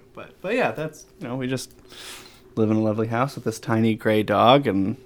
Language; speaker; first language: English; native; English